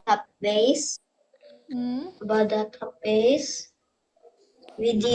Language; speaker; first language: English; non-native, fluent; Indonesian